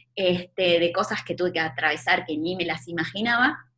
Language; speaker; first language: Spanish; native; Spanish